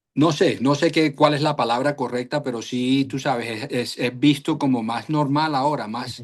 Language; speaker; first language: Spanish; early bilingual, heritage; Spanish